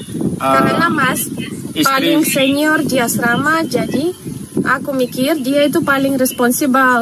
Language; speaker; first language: Indonesian; non-native, fluent; Russian